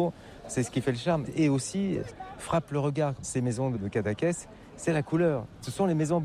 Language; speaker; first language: French; native; French